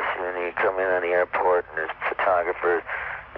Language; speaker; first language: English; native; English